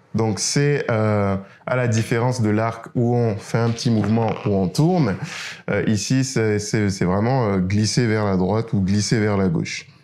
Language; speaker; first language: French; native; French